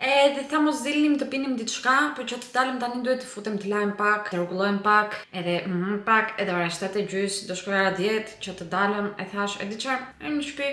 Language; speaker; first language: Albanian; early bilingual, heritage; Albanian